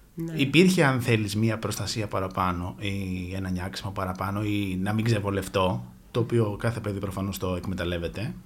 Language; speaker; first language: Greek; native; Greek